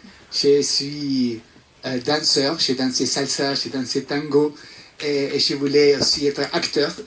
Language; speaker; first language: French; non-native, fluent; Spanish